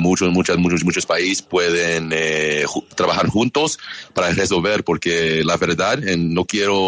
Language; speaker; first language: Spanish; non-native, learner; English